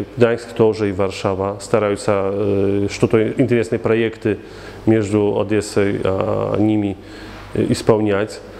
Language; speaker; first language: Russian; non-native, fluent; Polish